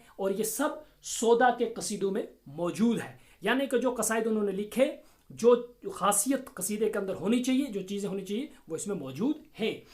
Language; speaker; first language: Urdu; non-native, local second language; Kashmiri